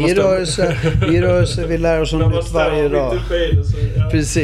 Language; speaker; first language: Swedish; early bilingual, other home language; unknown